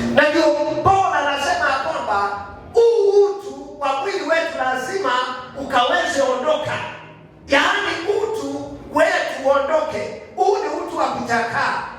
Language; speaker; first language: Swahili; non-native, local second language; Kikuyu